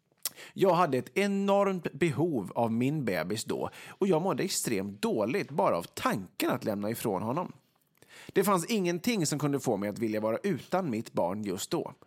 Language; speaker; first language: Swedish; native; Swedish